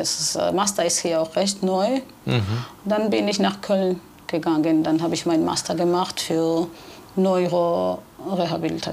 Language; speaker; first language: German; non-native, fluent; Georgian